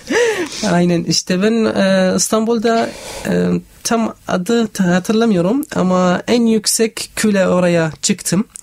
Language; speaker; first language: Turkish; non-native, learner; Arabic